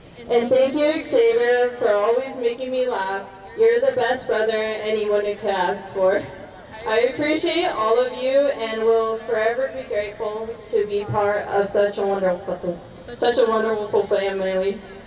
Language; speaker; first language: English; early bilingual, other home language; Spanish